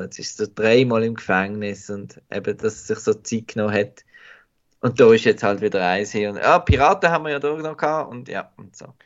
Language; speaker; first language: German; native; German